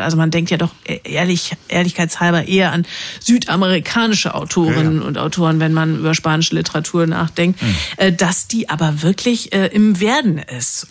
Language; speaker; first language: German; native; German